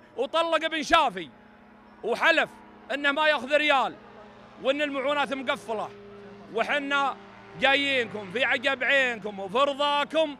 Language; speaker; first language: Arabic; native; Arabic